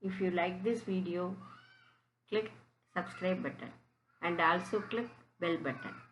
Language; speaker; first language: English; non-native, local second language; Tamil